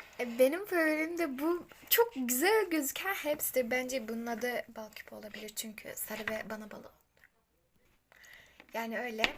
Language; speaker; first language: Turkish; native; Turkish